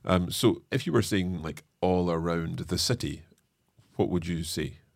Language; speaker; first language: English; native; English